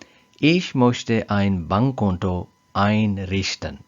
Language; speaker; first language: German; non-native, fluent; Urdu